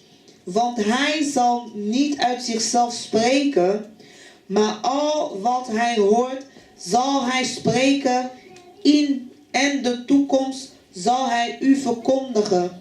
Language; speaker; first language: Dutch; non-native, fluent; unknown